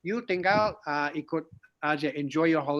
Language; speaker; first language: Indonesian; non-native, fluent; English